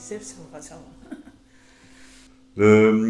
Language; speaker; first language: French; non-native, learner; Dutch